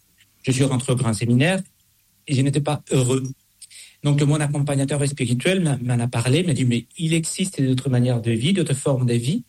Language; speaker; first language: French; non-native, fluent; Spanish